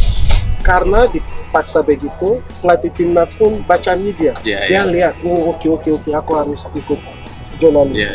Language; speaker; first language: Indonesian; non-native, fluent; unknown